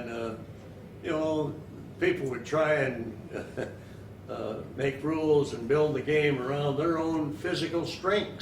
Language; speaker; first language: English; native; English